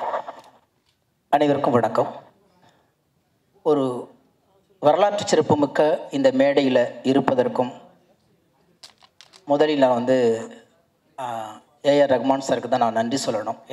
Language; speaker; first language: Tamil; native; Tamil